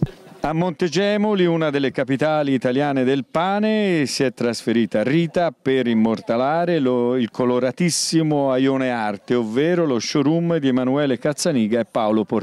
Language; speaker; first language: Italian; native; Italian